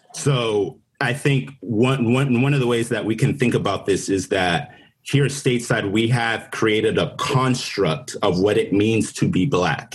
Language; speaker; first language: English; non-native, fluent; Spanish